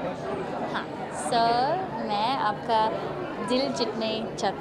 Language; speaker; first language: Hindi; non-native, learner; English